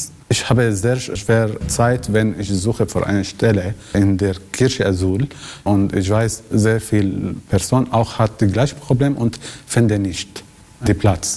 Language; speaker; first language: German; non-native, learner; Arabic